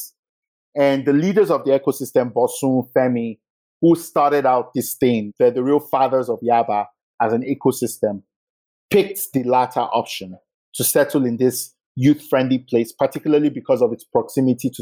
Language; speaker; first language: English; non-native, local second language; Yoruba